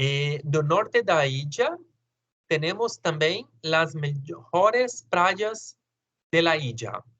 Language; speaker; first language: Spanish; non-native, learner; Portuguese